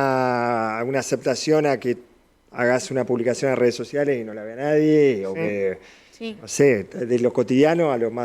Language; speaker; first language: Spanish; native; Spanish